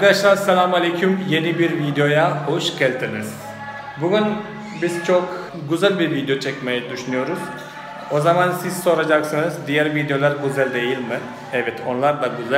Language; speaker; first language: Turkish; non-native, fluent; Malayalam